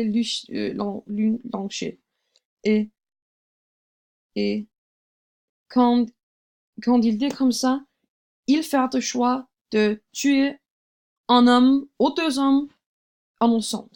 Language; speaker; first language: French; non-native, learner; English